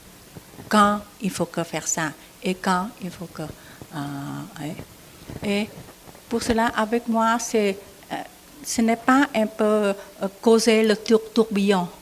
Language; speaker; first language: French; non-native, learner; Vietnamese